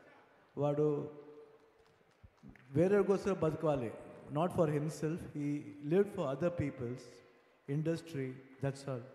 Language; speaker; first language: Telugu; non-native, learner; Kannada